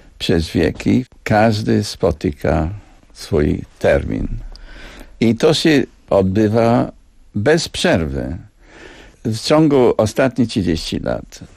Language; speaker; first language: Polish; non-native, fluent; English